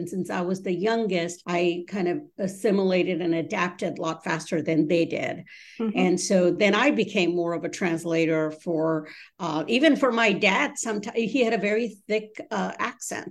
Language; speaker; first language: English; early bilingual, other home language; Bangla